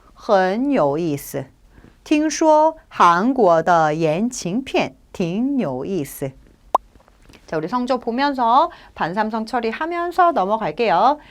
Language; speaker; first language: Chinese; non-native, fluent; Korean